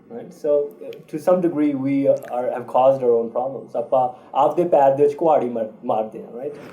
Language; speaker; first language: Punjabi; early bilingual, heritage; Punjabi